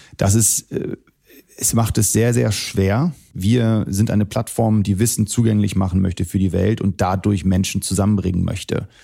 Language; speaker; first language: German; early bilingual, other home language; Arabic